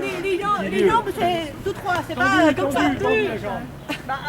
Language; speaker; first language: French; non-native, learner; Chinese